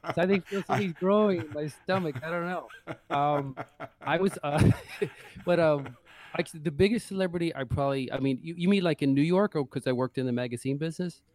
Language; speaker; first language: English; native; English